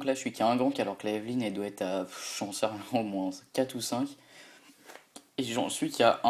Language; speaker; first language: French; native; French